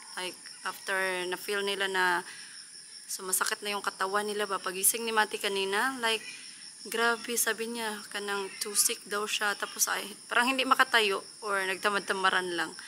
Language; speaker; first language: Filipino; non-native, local second language; Cebuano